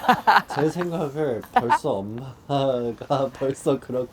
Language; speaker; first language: Korean; early bilingual, heritage; English